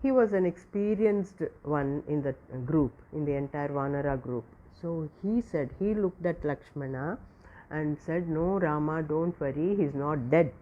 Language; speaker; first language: English; non-native, local second language; Tamil